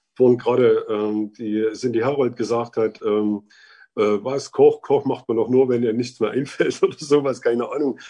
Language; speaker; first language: German; native; German